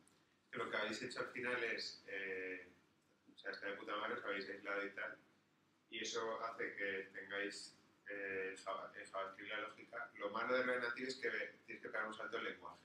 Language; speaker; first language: Spanish; native; Spanish